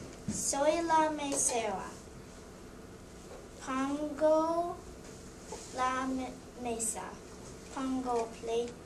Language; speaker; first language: Spanish; non-native, learner; English